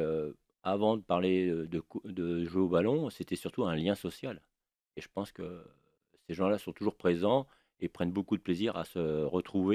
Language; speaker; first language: French; native; French